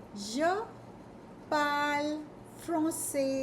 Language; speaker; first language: French; non-native, fluent; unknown